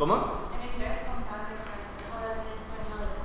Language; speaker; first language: Spanish; early bilingual, heritage; English